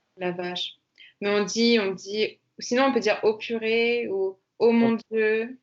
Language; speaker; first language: French; native; French